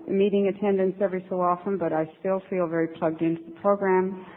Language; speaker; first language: English; native; English